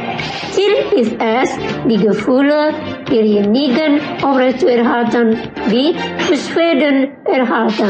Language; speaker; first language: German; non-native, fluent; Indonesian